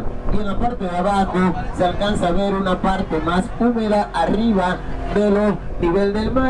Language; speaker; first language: Spanish; native; Spanish